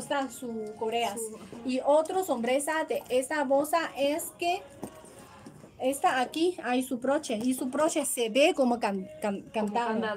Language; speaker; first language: Spanish; non-native, learner; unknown